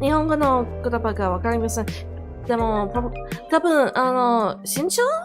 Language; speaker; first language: Japanese; non-native, learner; English